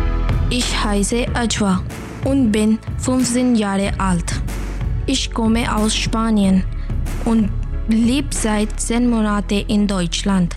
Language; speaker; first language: German; non-native, learner; Urdu